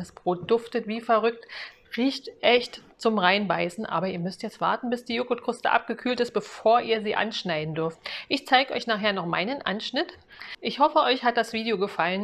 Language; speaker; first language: German; native; German